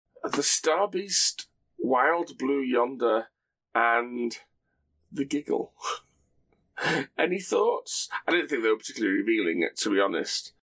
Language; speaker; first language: English; native; English